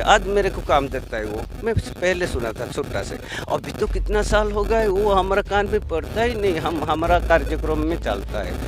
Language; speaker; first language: Hindi; non-native, local second language; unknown